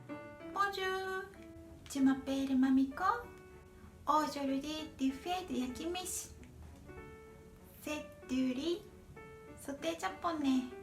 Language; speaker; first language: French; non-native, learner; Japanese